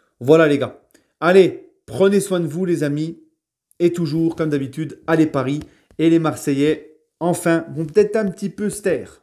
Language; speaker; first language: French; native; French